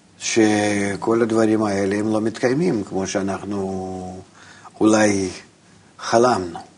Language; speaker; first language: Hebrew; non-native, fluent; Russian